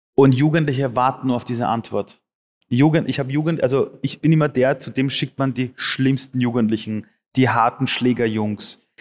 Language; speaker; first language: German; early bilingual, other home language; Persian